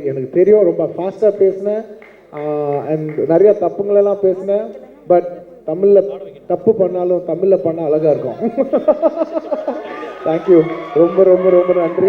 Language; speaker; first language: Tamil; non-native, local second language; Telugu